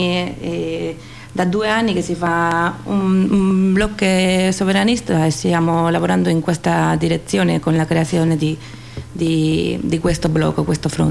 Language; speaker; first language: Italian; non-native, fluent; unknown